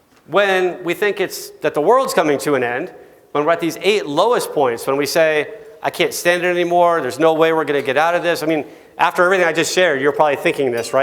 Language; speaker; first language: English; native; English